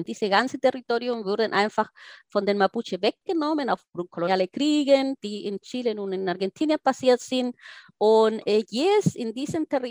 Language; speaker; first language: German; non-native, fluent; Spanish